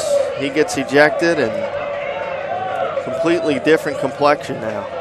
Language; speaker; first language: English; native; English